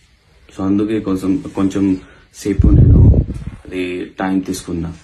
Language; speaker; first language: Telugu; non-native, learner; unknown